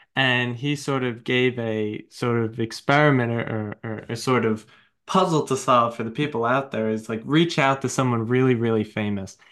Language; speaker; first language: English; native; English